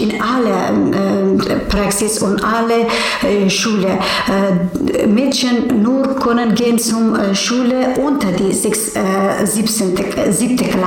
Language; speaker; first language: German; non-native, learner; Persian